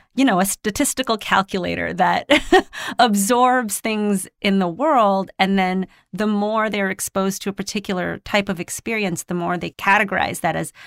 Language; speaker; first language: English; non-native, local second language; Filipino